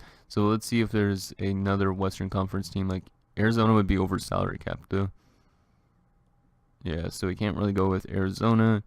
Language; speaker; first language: English; native; English